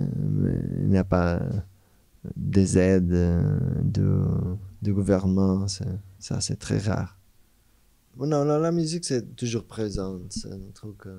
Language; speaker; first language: French; non-native, fluent; Portuguese